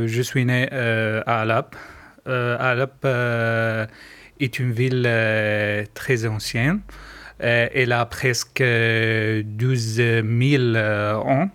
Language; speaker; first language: French; non-native, learner; Arabic